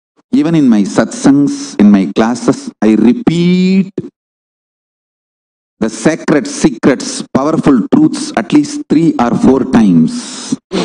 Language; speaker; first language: English; non-native, local second language; Tamil